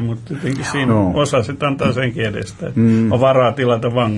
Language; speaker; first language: Finnish; native; Finnish